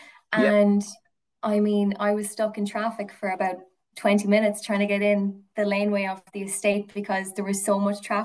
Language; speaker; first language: English; native; English